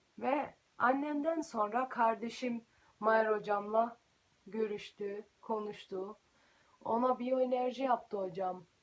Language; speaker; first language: Turkish; early bilingual, heritage; Turkish